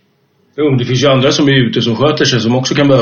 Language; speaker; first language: Swedish; native; Swedish